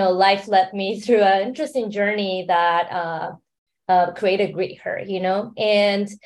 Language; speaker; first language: English; non-native, fluent; Spanish